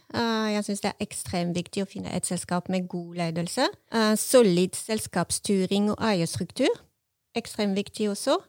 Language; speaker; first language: Norwegian; non-native, fluent; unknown